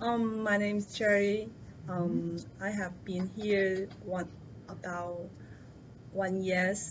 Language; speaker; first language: English; non-native, learner; Chinese